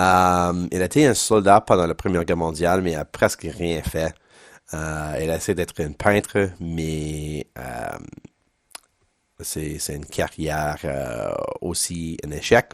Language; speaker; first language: French; non-native, local second language; English